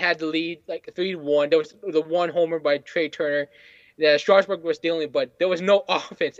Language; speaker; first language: English; native; English